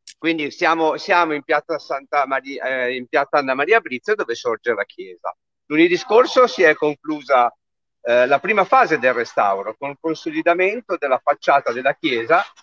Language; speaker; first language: Italian; native; Italian